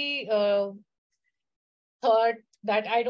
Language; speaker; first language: English; non-native, local second language; Hindi